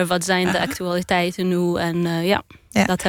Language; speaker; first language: Dutch; non-native, learner; Arabic